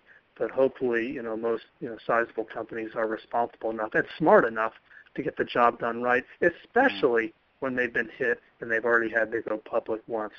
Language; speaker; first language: English; native; English